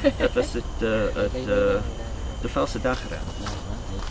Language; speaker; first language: Dutch; non-native, learner; English